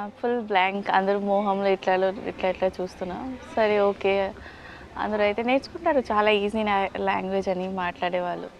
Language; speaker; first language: Telugu; non-native, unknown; Bangla